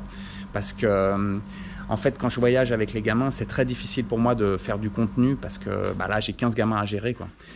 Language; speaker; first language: French; native; French